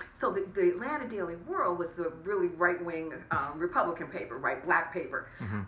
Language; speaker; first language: English; native; English